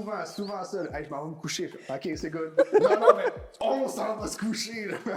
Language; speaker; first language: French; native; French